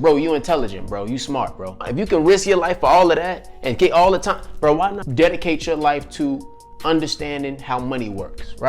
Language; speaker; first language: English; native; English